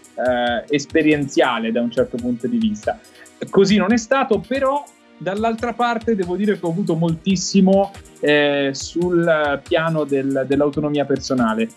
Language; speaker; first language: Italian; native; Italian